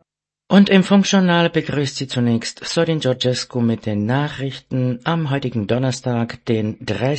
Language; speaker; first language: German; native; German